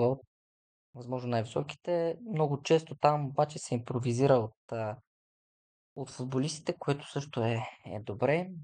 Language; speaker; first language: Bulgarian; native; Bulgarian